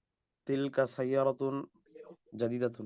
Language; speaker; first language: Arabic; non-native, learner; Bangla